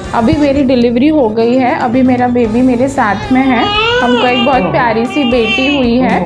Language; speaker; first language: Hindi; non-native, local second language; Marathi